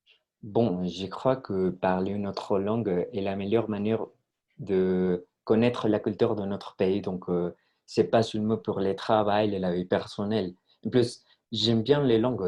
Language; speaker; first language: French; non-native, learner; Spanish